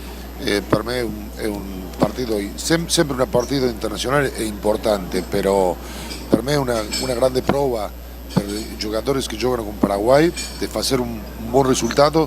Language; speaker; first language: Portuguese; non-native, learner; Spanish